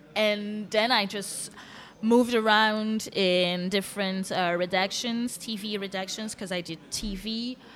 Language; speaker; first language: English; non-native, fluent; Dutch